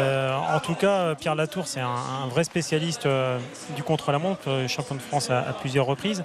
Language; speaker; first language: French; native; French